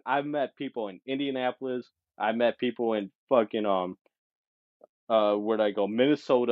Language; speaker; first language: English; native; English